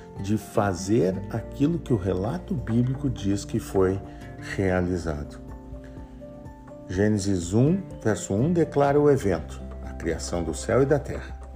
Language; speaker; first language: Portuguese; native; Portuguese